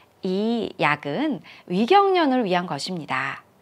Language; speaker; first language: Korean; native; Korean